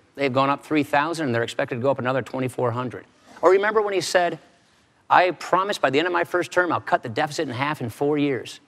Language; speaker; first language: English; native; English